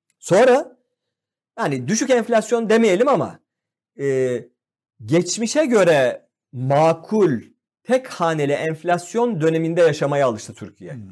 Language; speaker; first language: Turkish; native; Turkish